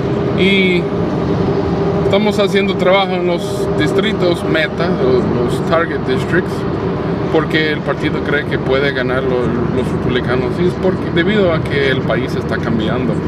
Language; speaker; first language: Spanish; non-native, fluent; English